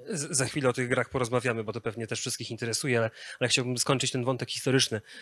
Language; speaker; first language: Polish; native; Polish